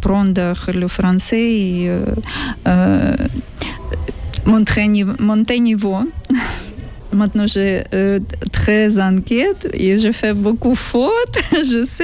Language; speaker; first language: French; non-native, learner; Ukrainian